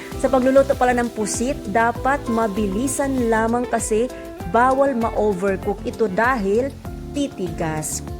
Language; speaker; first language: Filipino; non-native, local second language; Cebuano